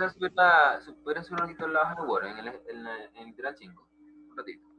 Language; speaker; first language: Spanish; native; Spanish